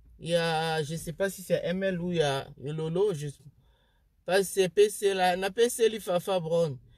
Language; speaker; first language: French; non-native, local second language; Lingala